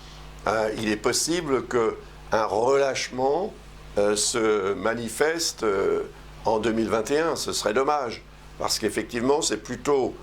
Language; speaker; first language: French; native; French